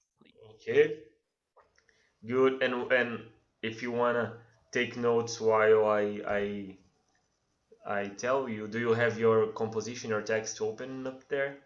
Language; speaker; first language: English; non-native, fluent; Portuguese